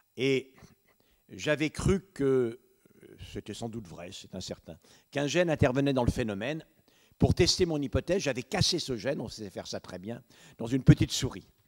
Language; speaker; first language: French; native; French